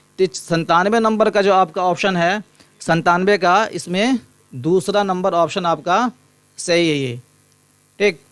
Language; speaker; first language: Urdu; native; Urdu